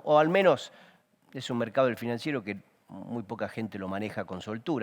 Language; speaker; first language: Spanish; native; Spanish